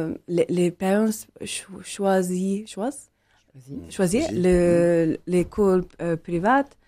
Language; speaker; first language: French; non-native, learner; English